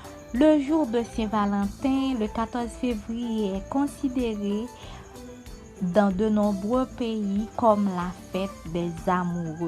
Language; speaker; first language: French; non-native, local second language; Haitian Creole